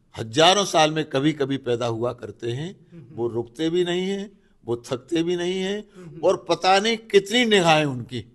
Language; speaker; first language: Hindi; native; Hindi